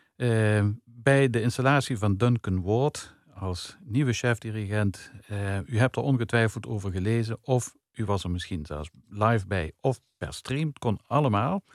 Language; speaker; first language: Dutch; native; Dutch